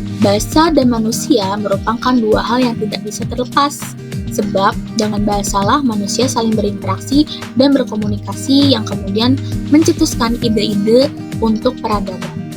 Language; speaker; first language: Indonesian; native; Indonesian